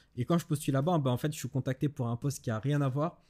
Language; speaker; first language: French; native; French